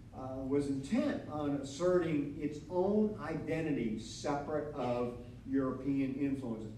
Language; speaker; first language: English; native; English